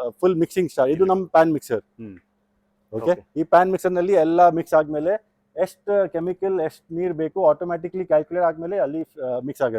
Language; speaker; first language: Kannada; non-native, local second language; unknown